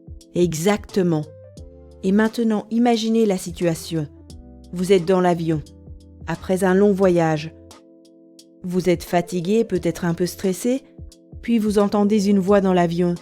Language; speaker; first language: French; native; French